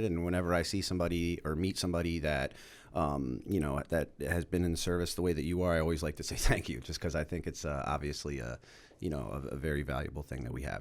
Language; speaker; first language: English; native; English